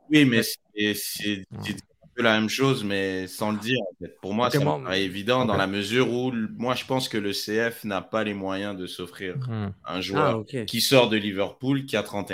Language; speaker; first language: French; native; French